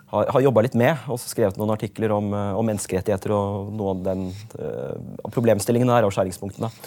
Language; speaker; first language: Norwegian; native; Norwegian